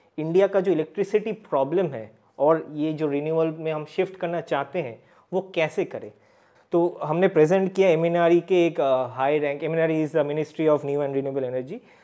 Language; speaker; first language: Hindi; native; Hindi